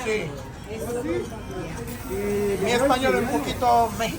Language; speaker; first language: Spanish; non-native, learner; Haitian Creole